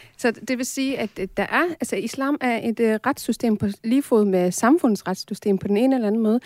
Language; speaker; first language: Danish; early bilingual, other home language; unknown